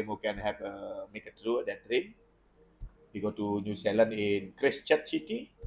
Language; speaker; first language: English; non-native, learner; Indonesian